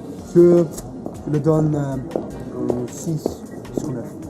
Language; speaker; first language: French; non-native, learner; Dutch